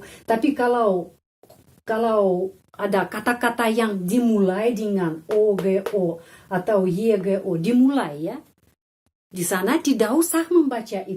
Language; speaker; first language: Indonesian; non-native, fluent; Russian